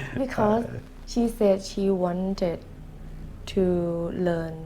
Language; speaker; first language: English; non-native, learner; Thai